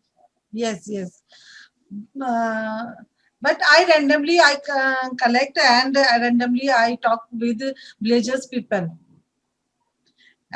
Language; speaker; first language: English; non-native, learner; Hindi